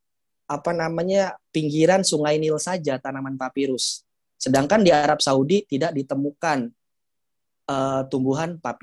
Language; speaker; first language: Indonesian; native; Indonesian